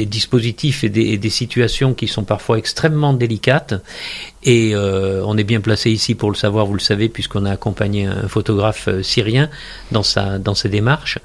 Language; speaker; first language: French; native; French